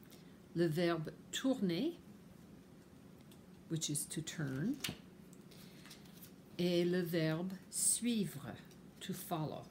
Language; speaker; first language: French; non-native, fluent; English